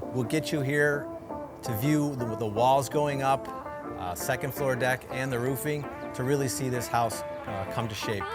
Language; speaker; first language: English; native; English